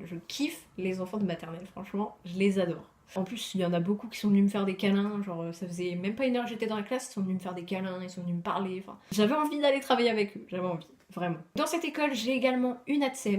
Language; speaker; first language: French; native; French